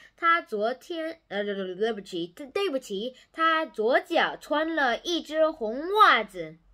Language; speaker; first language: Chinese; non-native, learner; English